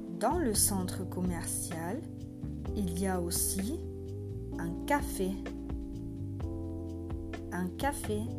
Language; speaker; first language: French; non-native, fluent; German